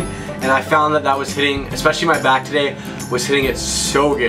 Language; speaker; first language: English; native; English